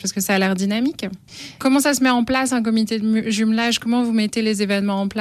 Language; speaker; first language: French; native; French